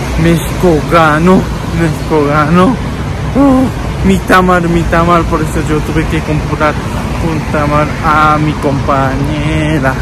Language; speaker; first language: Spanish; non-native, learner; Japanese